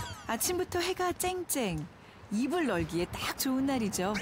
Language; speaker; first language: Korean; native; Korean